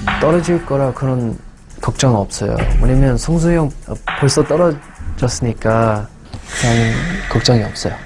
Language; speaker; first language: Korean; non-native, learner; English